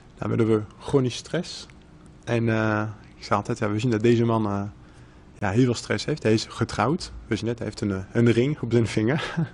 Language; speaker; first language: Dutch; non-native, fluent; French